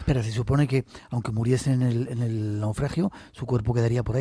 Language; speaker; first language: Spanish; native; Spanish